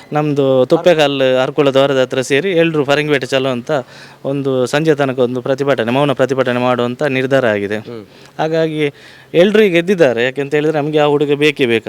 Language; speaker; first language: Kannada; native; Kannada